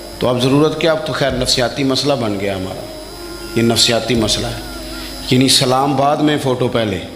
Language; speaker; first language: Urdu; non-native, local second language; Punjabi